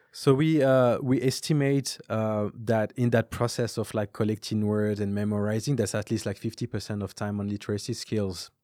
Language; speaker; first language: English; non-native, fluent; French